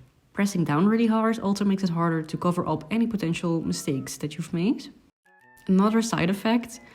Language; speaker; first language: English; non-native, fluent; Dutch